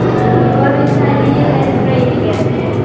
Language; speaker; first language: English; non-native, learner; Indonesian